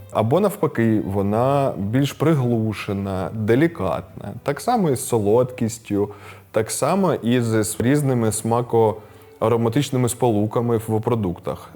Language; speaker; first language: Ukrainian; non-native, local second language; Russian